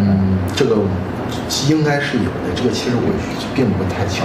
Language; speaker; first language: Chinese; native; Chinese